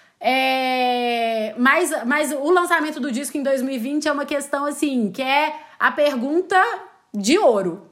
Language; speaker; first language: Portuguese; native; Portuguese